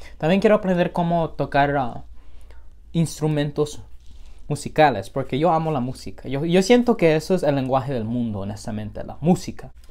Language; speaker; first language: Spanish; early bilingual, heritage; Spanish